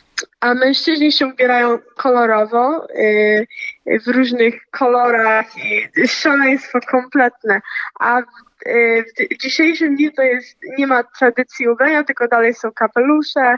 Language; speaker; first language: Polish; early bilingual, heritage; Polish